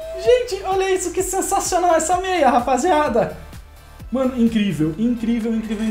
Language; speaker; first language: Portuguese; native; Portuguese